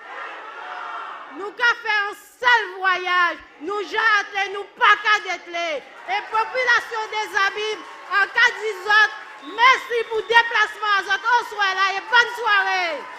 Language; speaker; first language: French; native; French